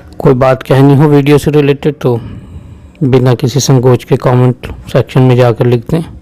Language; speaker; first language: Hindi; native; Hindi